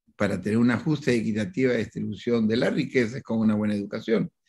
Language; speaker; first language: Spanish; native; Spanish